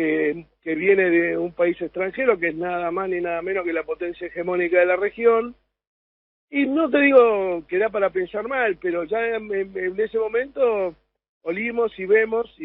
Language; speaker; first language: Spanish; native; Spanish